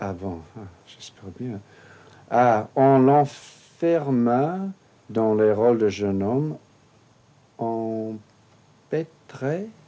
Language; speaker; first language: French; non-native, fluent; English